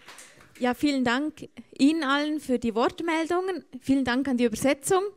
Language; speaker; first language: German; native; German